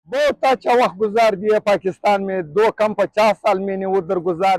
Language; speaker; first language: Hindi; early bilingual, other home language; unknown